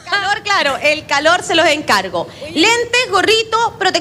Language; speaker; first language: Spanish; native; Spanish